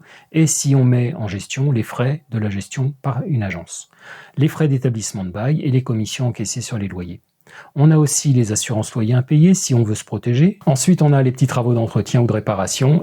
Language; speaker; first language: French; native; French